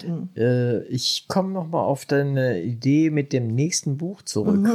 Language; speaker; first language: German; native; German